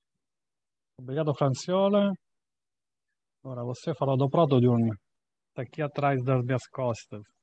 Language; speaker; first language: Portuguese; non-native, fluent; Italian